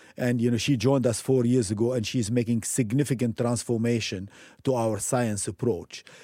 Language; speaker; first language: English; non-native, fluent; Arabic